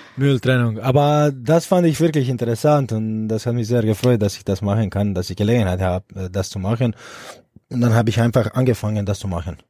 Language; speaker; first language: German; non-native, fluent; Croatian